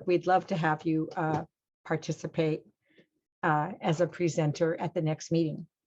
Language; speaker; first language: English; native; English